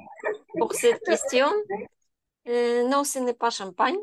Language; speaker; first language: French; non-native, learner; Ukrainian